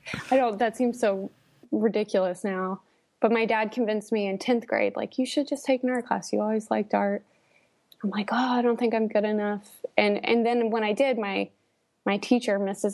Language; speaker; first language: English; native; English